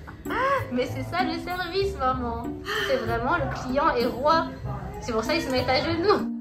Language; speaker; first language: French; native; French